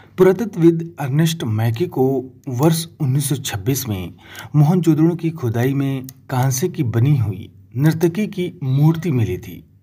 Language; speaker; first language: Hindi; native; Hindi